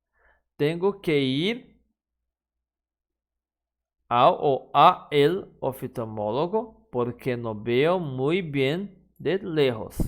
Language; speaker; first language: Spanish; non-native, fluent; Portuguese